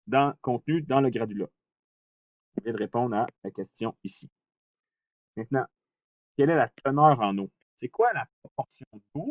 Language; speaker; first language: French; native; French